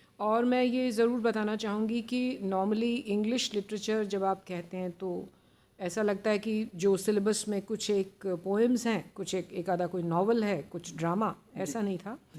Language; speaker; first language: Hindi; native; Hindi